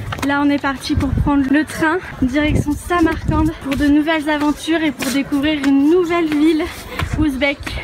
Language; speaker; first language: French; native; French